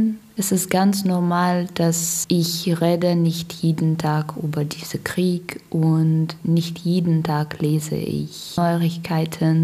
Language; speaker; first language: German; non-native, learner; Russian